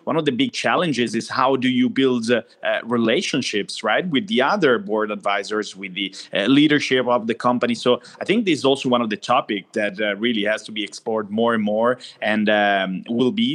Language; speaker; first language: English; non-native, fluent; Italian